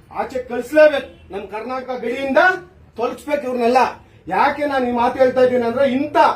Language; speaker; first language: Kannada; native; Kannada